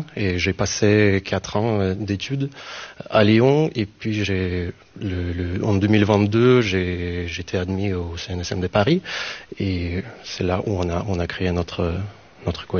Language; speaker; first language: French; non-native, fluent; Ukrainian